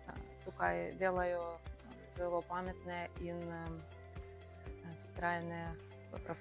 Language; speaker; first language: Slovenian; non-native, learner; Ukrainian